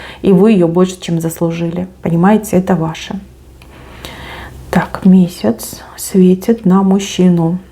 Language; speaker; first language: Russian; native; Russian